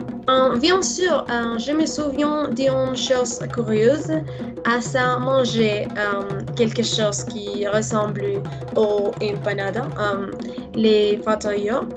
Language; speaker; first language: French; non-native, learner; Spanish